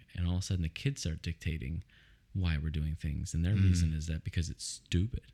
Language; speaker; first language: English; native; English